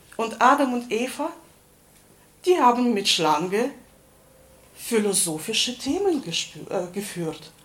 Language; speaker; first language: German; non-native, fluent; Russian